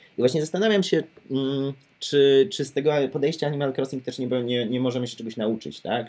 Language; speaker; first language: Polish; native; Polish